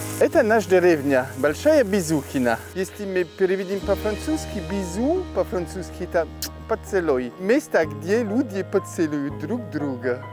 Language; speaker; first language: Russian; non-native, learner; French